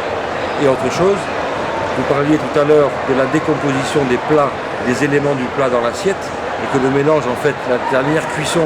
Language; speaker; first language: French; native; French